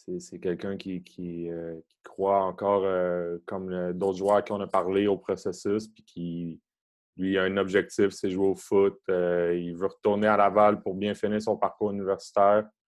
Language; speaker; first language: French; native; French